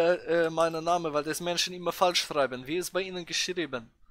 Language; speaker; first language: German; native; German